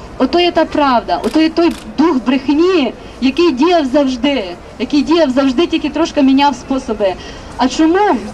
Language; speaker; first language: Ukrainian; native; Ukrainian